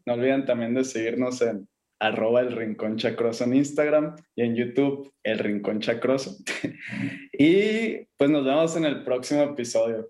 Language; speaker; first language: Spanish; native; Spanish